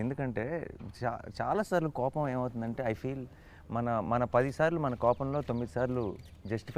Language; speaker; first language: Telugu; native; Telugu